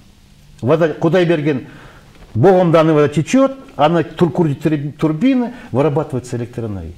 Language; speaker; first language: Russian; non-native, local second language; Kyrgyz